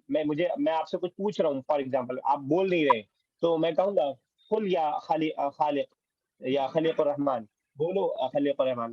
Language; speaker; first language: Urdu; native; Urdu